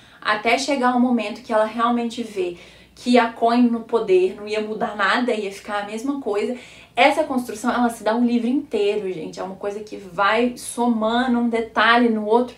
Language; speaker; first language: Portuguese; native; Portuguese